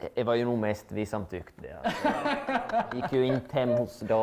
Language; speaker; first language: Swedish; native; Swedish